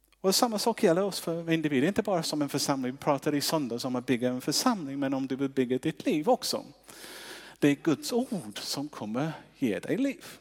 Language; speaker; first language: Swedish; non-native, fluent; English